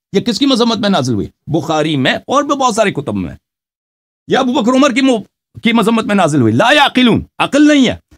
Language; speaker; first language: Urdu; non-native, fluent; Persian